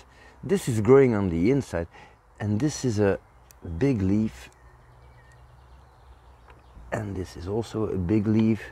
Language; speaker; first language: English; non-native, fluent; Dutch